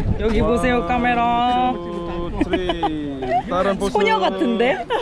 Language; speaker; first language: Korean; native; Korean